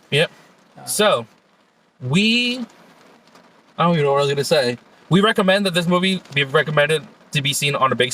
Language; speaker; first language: English; native; English